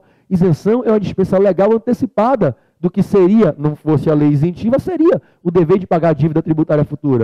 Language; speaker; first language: Portuguese; native; Portuguese